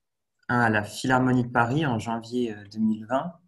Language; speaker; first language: French; native; French